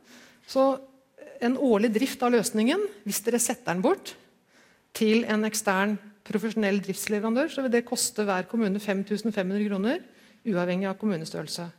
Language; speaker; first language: Norwegian; native; Norwegian